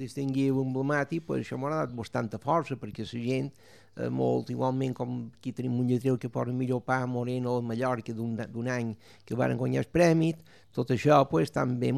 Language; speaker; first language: Catalan; native; Catalan